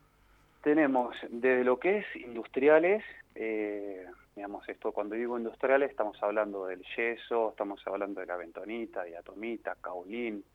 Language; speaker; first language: Spanish; native; Spanish